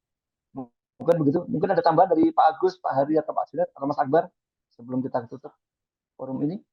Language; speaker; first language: Indonesian; native; Indonesian